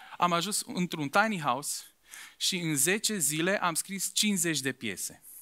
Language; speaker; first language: Romanian; non-native, local second language; Hungarian